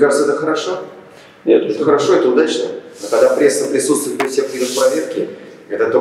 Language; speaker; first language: Russian; native; Russian